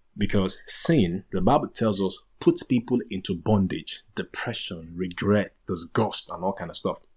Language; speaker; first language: English; non-native, local second language; Yoruba